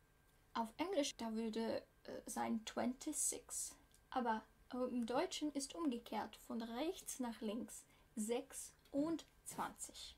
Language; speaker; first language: German; non-native, fluent; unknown